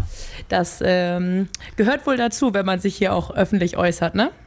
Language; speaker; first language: German; native; German